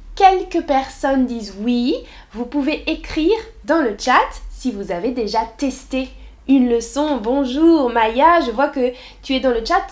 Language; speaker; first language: French; native; French